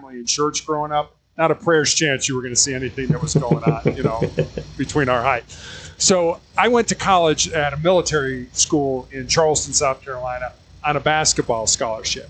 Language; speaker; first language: English; native; English